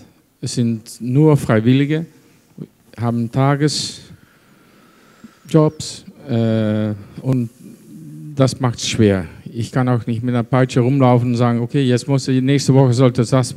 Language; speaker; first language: German; non-native, fluent; Dutch